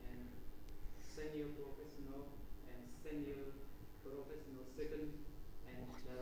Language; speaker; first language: English; non-native, learner; Vietnamese